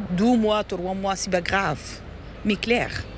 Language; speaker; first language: French; non-native, learner; Arabic